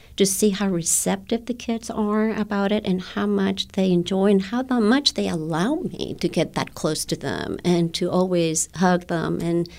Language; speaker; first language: English; non-native, fluent; Spanish